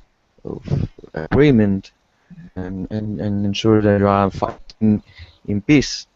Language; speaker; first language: English; non-native, learner; Spanish